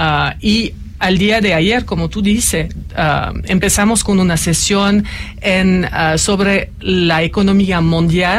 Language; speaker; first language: Spanish; non-native, fluent; French